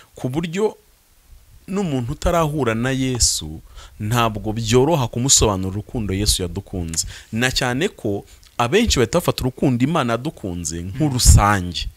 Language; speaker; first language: Kinyarwanda; native; Kinyarwanda